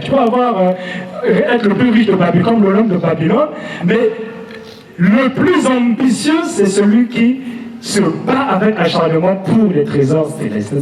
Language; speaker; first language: French; non-native, local second language; Lingala